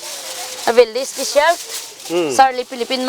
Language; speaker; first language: Norwegian; non-native, learner; Filipino